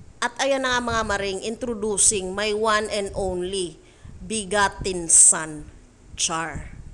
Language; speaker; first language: Filipino; non-native, local second language; Cebuano